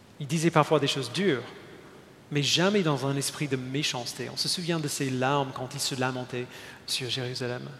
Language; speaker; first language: French; non-native, fluent; English